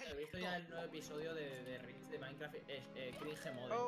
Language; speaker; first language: Spanish; native; Spanish